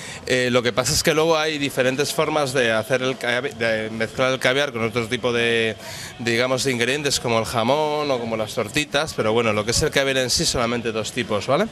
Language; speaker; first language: Spanish; native; Spanish